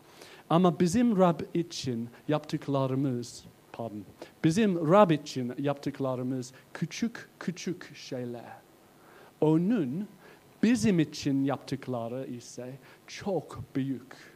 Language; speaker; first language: Turkish; non-native, learner; English